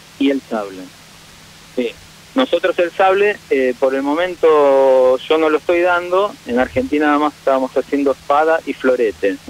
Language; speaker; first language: Spanish; native; Spanish